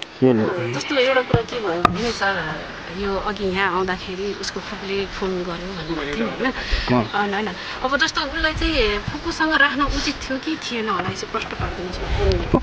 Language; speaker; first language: Nepali; native; Nepali